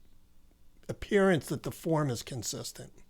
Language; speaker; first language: English; native; English